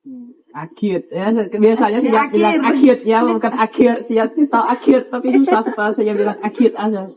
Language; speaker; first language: Indonesian; non-native, learner; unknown